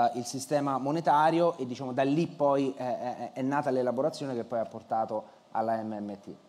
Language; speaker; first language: Italian; native; Italian